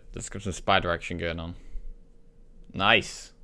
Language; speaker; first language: English; native; English